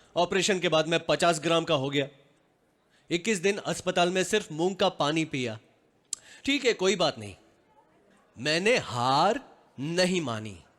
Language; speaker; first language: Hindi; non-native, local second language; Gujarati